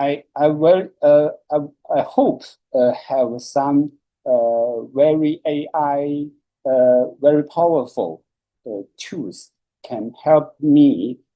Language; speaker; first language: English; non-native, learner; Chinese